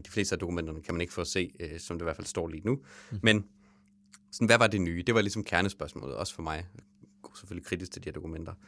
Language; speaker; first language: Danish; native; Danish